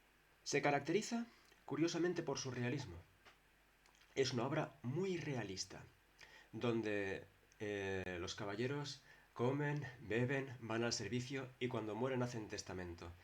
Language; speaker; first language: Spanish; native; Spanish